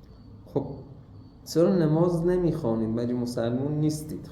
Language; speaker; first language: Persian; native; Persian